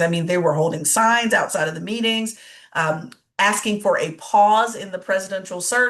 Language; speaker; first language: English; native; English